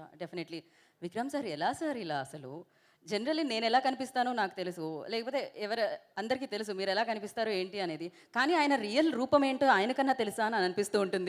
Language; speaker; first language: Telugu; native; Telugu